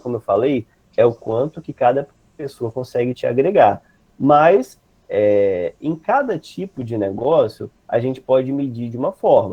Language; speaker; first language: Portuguese; native; Portuguese